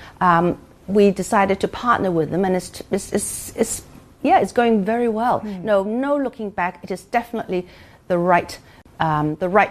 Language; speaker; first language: English; non-native, local second language; Cantonese